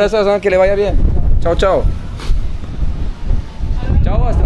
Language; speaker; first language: Spanish; non-native, learner; French